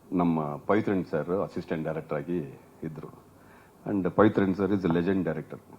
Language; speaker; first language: Kannada; non-native, learner; Tamil